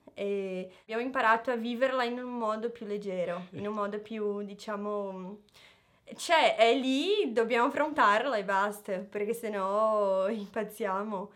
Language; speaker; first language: Italian; non-native, fluent; Portuguese